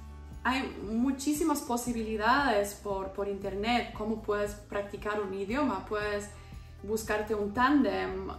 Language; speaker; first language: Spanish; non-native, fluent; German